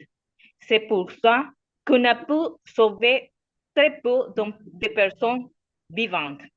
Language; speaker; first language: French; non-native, learner; Spanish